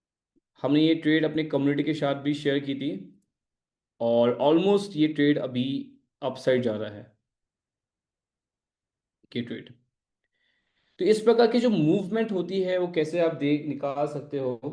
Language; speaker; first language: Hindi; native; Hindi